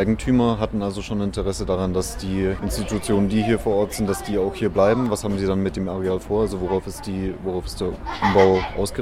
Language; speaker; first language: German; native; German